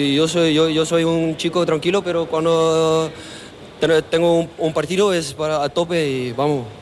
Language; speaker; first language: Spanish; non-native, learner; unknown